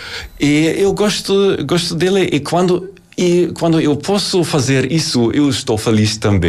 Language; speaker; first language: Portuguese; non-native, learner; German